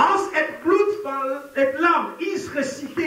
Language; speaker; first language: Dutch; non-native, fluent; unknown